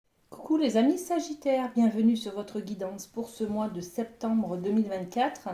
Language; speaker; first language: French; native; French